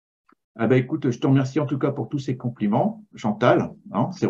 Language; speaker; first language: French; native; French